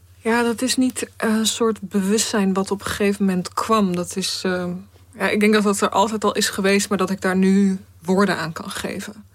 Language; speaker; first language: Dutch; early bilingual, other home language; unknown